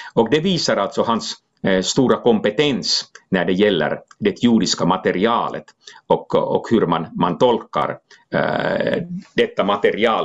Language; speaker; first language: Swedish; non-native, local second language; Finnish